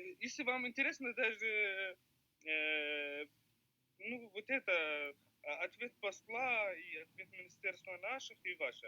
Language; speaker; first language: Russian; non-native, learner; Arabic